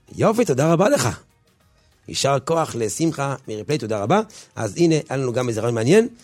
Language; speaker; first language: Hebrew; native; Hebrew